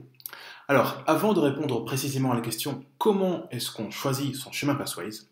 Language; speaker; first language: French; native; French